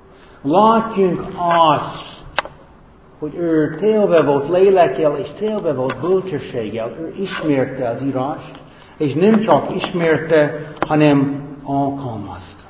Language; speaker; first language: Hungarian; non-native, fluent; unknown